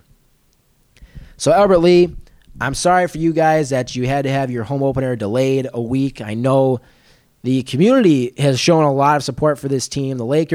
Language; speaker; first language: English; native; English